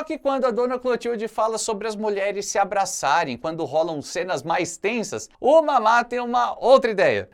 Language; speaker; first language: Portuguese; native; Portuguese